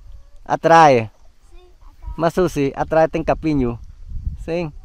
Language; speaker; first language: Portuguese; non-native, learner; Vietnamese